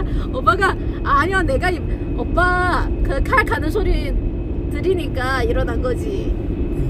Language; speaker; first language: Korean; non-native, fluent; Chinese